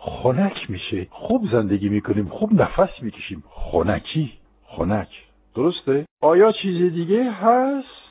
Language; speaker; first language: Persian; non-native, fluent; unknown